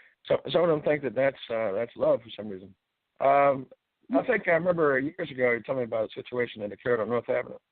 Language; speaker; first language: English; native; English